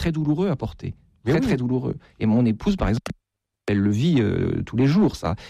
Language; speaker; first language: French; native; French